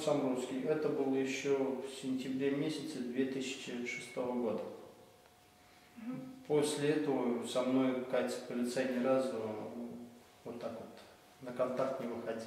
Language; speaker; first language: Russian; native; Russian